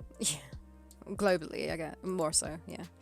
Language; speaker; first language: English; native; English